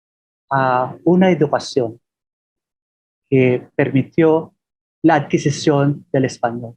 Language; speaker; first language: Spanish; non-native, fluent; Filipino